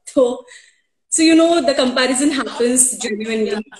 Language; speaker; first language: English; non-native, local second language; Marathi